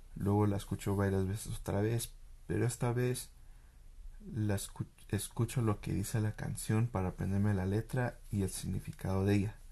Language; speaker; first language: Spanish; early bilingual, heritage; Spanish